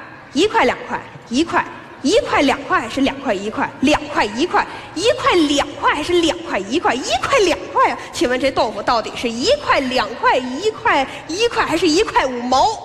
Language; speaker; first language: Chinese; non-native, fluent; Russian